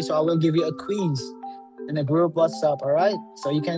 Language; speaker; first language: English; non-native, learner; Indonesian